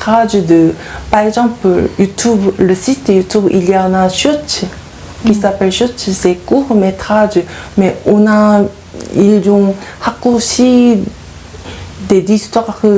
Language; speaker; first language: French; non-native, learner; Korean